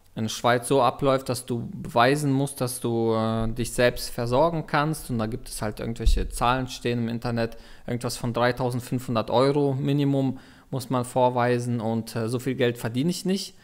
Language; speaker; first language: German; non-native, fluent; Russian